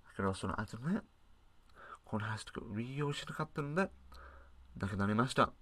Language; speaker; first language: Japanese; non-native, learner; English